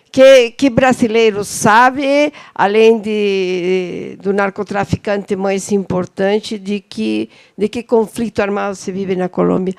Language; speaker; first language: Portuguese; non-native, fluent; Spanish